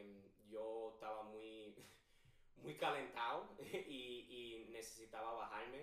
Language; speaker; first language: Spanish; early bilingual, heritage; English